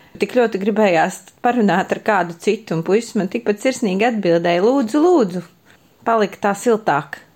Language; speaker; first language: Latvian; native; Latvian